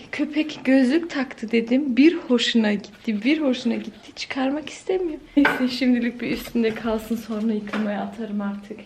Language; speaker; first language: Turkish; early bilingual, heritage; Turkish